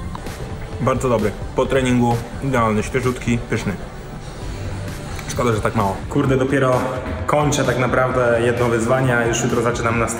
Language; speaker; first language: Polish; native; Polish